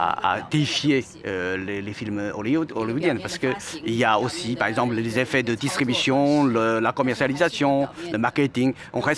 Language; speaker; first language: French; non-native, fluent; Chinese